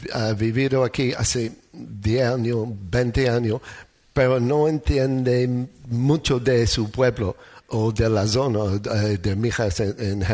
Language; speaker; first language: Spanish; non-native, learner; English